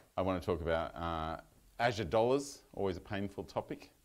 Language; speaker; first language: English; native; English